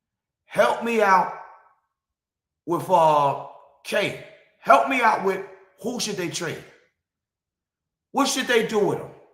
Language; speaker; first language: English; native; English